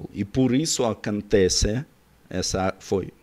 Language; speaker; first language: Portuguese; non-native, learner; Russian